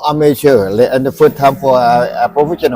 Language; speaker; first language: English; non-native, learner; Thai